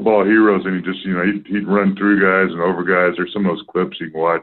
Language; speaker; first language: English; native; English